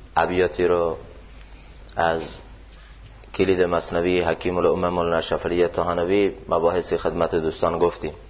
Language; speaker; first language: Persian; native; Persian